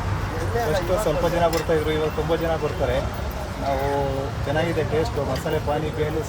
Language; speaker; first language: Kannada; native; Kannada